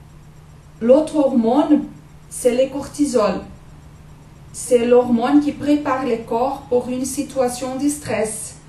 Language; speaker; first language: French; non-native, learner; Portuguese